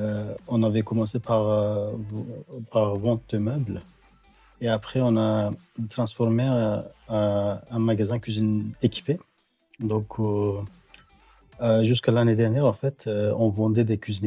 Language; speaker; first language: French; non-native, fluent; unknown